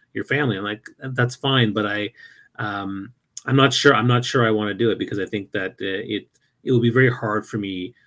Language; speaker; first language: English; native; English